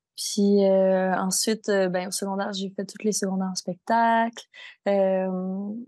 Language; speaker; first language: French; native; French